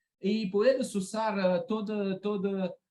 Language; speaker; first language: Spanish; non-native, learner; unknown